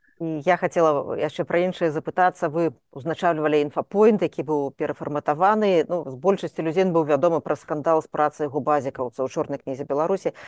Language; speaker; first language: Belarusian; non-native, local second language; Russian